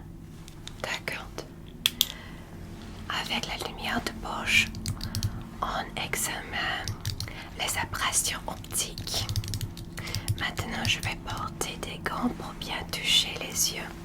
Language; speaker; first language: French; non-native, learner; English